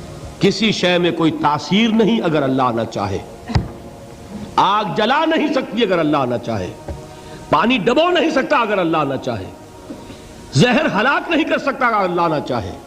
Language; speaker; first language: Urdu; native; Urdu